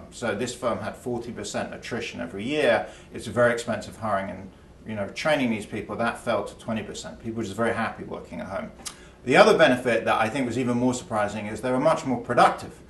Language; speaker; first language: English; native; English